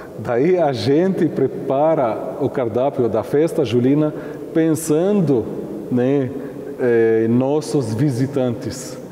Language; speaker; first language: Portuguese; non-native, fluent; Arabic